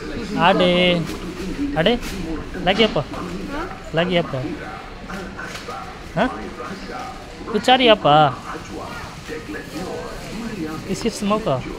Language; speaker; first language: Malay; non-native, learner; Bangla